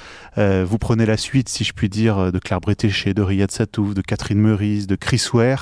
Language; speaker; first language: French; native; French